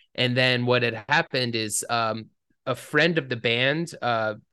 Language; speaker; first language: English; native; English